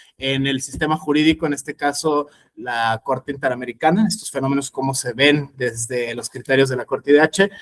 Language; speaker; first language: Spanish; native; Spanish